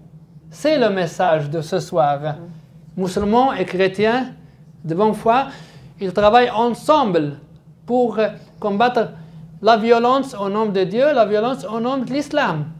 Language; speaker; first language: French; non-native, fluent; Arabic